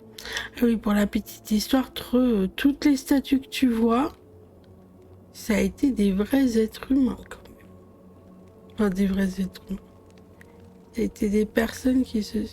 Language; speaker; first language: French; native; French